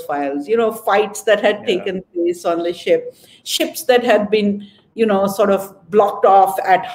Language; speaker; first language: English; non-native, local second language; Urdu